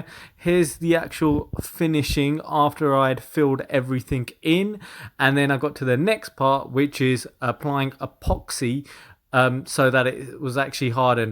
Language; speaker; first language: English; native; English